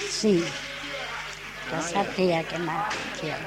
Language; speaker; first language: German; early bilingual, heritage; German